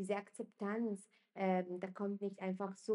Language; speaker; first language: German; non-native, fluent; Italian